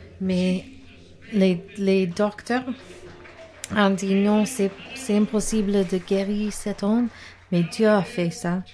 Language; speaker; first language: French; non-native, learner; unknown